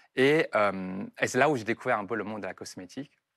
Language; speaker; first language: French; non-native, fluent; Chinese